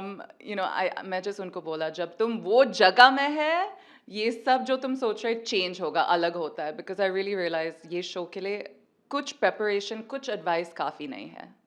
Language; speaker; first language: Hindi; non-native, learner; English